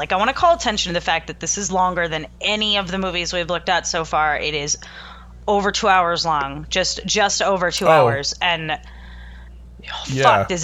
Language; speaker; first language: English; native; English